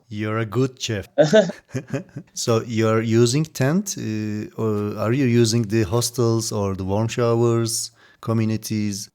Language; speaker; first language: English; non-native, fluent; Turkish